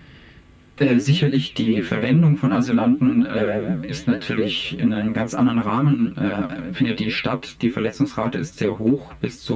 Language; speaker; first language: German; native; German